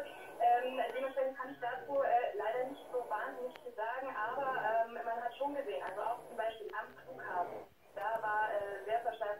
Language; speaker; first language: German; native; German